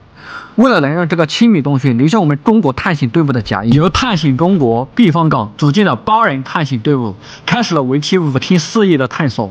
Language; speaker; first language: Chinese; native; Chinese